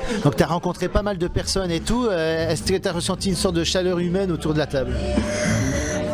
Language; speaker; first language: French; native; French